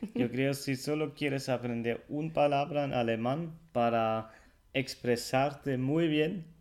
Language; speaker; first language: Spanish; non-native, fluent; German